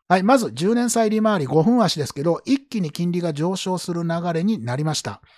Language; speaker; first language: Japanese; native; Japanese